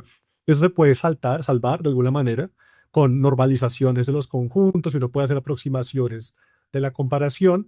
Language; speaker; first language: Spanish; native; Spanish